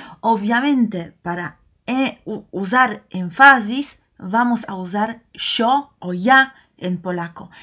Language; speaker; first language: Spanish; non-native, fluent; Polish